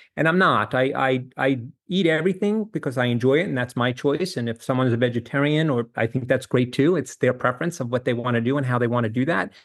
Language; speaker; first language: English; native; English